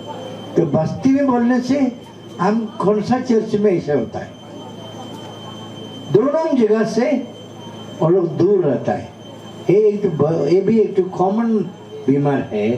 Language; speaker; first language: Hindi; non-native, local second language; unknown